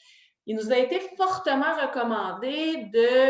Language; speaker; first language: French; native; French